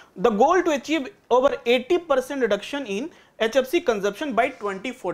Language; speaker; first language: Hindi; native; Hindi